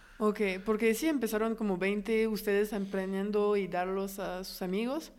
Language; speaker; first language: Spanish; non-native, fluent; French